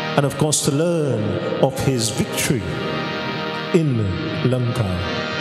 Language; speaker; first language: English; native; English